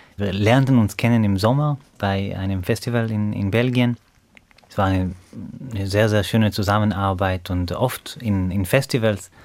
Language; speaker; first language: German; non-native, fluent; Hebrew